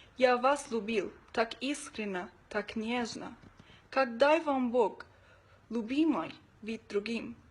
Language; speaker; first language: Russian; non-native, learner; Arabic